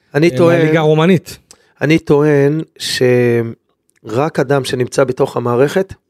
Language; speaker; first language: Hebrew; native; Hebrew